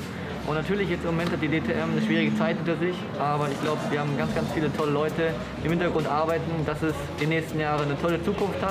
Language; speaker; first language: German; native; German